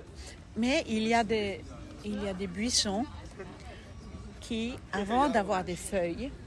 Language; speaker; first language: French; non-native, fluent; German